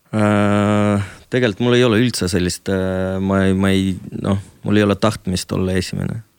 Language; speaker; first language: Estonian; non-native, local second language; Russian